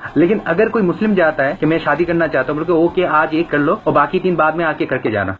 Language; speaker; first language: Hindi; non-native, fluent; Bangla